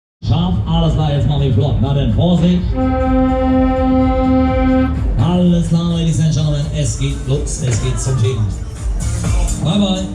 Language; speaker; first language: German; native; German